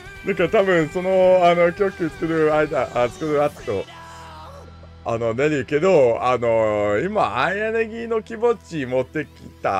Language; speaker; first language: Japanese; non-native, learner; English